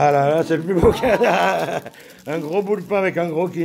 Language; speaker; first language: French; native; French